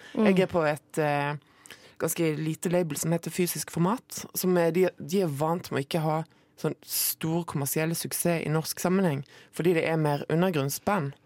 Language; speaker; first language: Norwegian; native; Norwegian